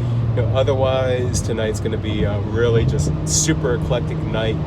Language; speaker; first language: English; native; English